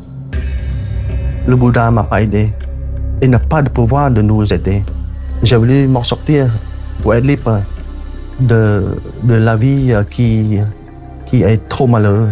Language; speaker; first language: French; non-native, fluent; Khmer